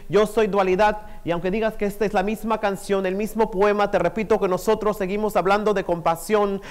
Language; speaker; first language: Spanish; early bilingual, heritage; Spanish